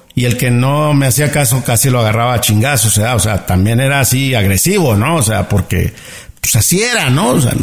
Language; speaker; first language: Spanish; native; Spanish